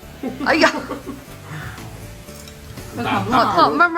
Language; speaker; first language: Chinese; native; Chinese